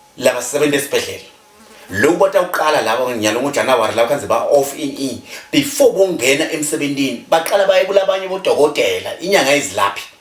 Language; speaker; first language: Zulu; non-native, local second language; Swati